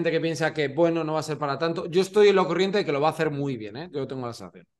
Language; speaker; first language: Spanish; native; Spanish